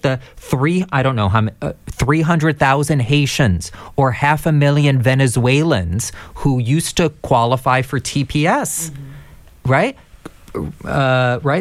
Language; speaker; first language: English; native; English